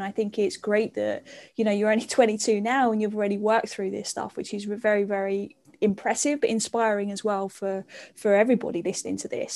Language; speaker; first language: English; native; English